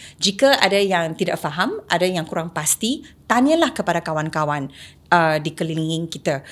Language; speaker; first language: Malay; non-native, local second language; Chinese